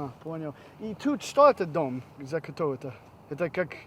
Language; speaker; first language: Russian; non-native, learner; English